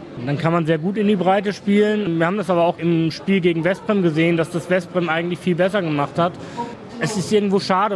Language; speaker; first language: German; native; German